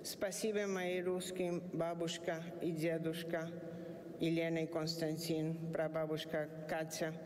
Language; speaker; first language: Russian; non-native, learner; Spanish